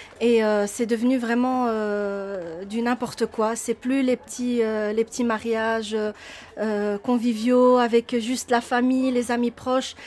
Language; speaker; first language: French; early bilingual, other home language; Arabic